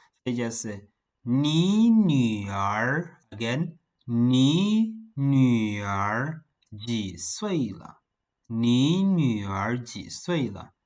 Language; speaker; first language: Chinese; non-native, fluent; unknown